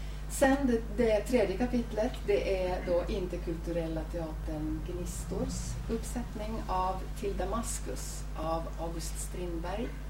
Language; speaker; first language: Swedish; native; Swedish